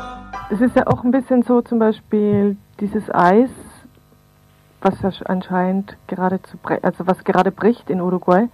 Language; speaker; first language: German; native; German